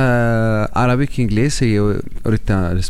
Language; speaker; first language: Spanish; non-native, learner; Arabic